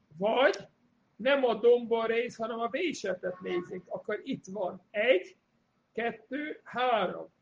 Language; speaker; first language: Hungarian; non-native, fluent; English